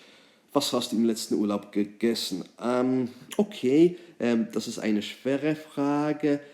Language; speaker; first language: German; non-native, fluent; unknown